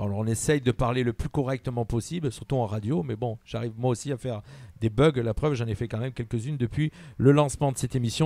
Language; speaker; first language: French; native; French